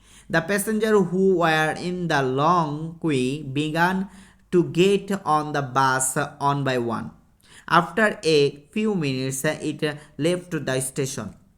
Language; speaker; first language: English; non-native, local second language; Bangla